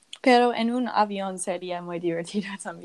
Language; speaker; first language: Spanish; non-native, learner; English